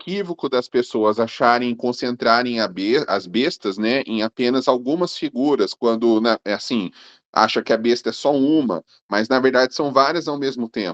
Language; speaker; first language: Portuguese; native; Portuguese